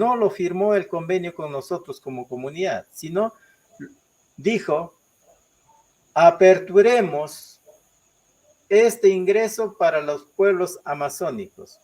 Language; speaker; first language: Spanish; non-native, local second language; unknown